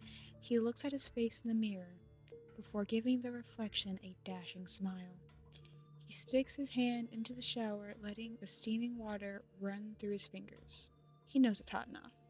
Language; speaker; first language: English; native; English